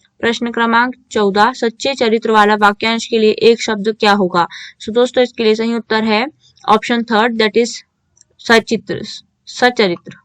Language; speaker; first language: Hindi; native; Hindi